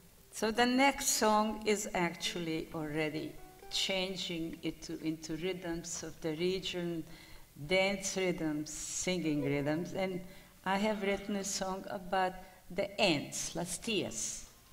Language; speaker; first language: English; non-native, fluent; Ladino